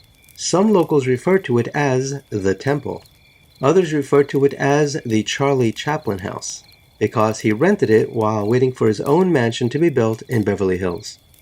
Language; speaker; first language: English; native; English